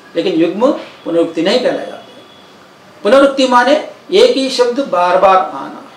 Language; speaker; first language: Hindi; non-native, local second language; Telugu